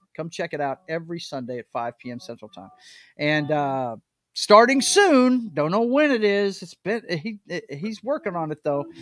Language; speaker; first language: English; native; English